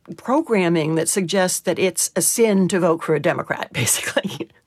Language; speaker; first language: English; native; English